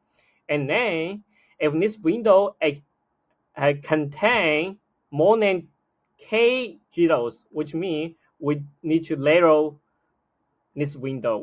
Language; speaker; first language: English; non-native, fluent; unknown